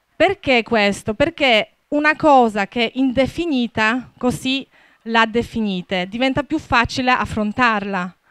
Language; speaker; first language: Italian; non-native, fluent; Polish